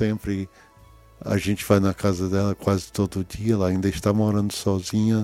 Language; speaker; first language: Portuguese; early bilingual, other home language; English